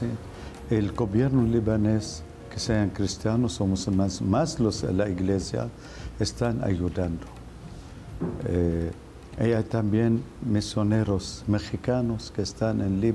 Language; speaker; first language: Spanish; non-native, fluent; Arabic